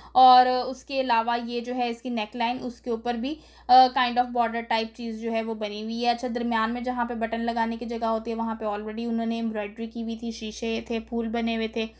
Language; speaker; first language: Urdu; native; Urdu